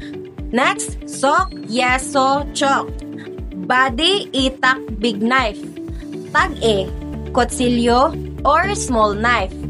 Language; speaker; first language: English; non-native, local second language; Cebuano